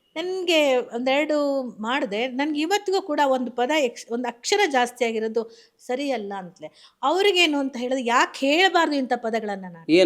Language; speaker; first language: Kannada; native; Kannada